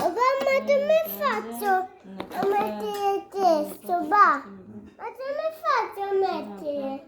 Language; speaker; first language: Italian; early bilingual, other home language; Albanian